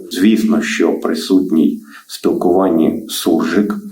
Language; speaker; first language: Ukrainian; non-native, local second language; Russian